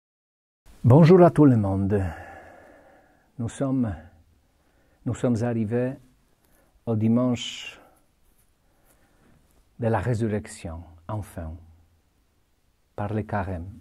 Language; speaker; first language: French; non-native, fluent; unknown